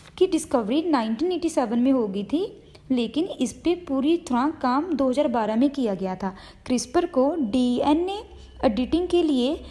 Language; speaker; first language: Hindi; non-native, local second language; Punjabi